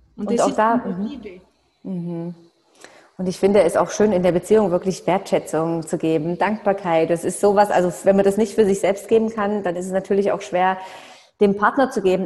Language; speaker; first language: German; native; German